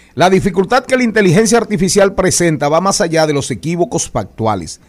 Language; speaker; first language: Spanish; native; Spanish